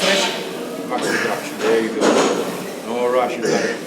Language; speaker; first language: English; non-native, learner; Italian